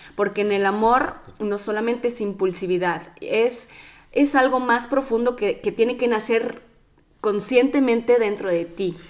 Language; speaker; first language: Spanish; native; Spanish